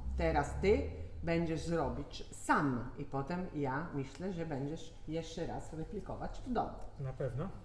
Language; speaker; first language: Polish; non-native, learner; Italian